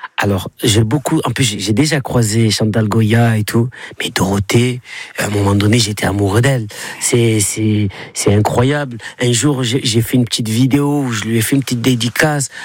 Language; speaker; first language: French; native; French